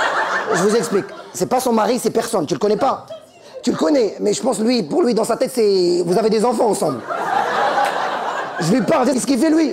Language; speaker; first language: French; native; French